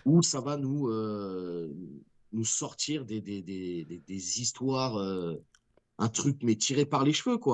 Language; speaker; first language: French; native; French